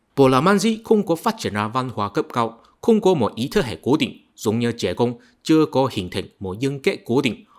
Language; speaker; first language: Vietnamese; non-native, fluent; Chinese